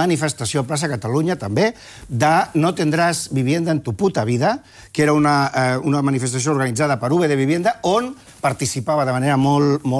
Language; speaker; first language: Catalan; native; Catalan